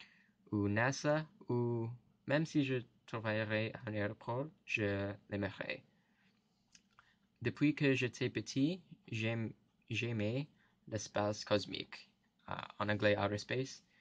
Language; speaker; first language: French; non-native, learner; English